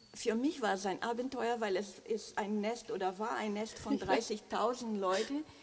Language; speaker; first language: German; non-native, fluent; Portuguese